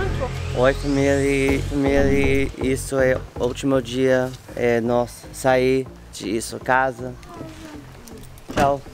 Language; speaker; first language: Portuguese; non-native, learner; English